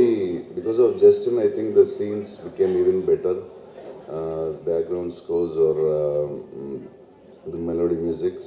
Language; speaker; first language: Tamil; non-native, learner; Telugu